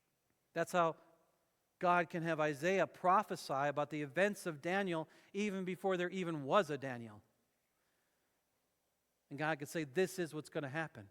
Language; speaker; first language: English; native; English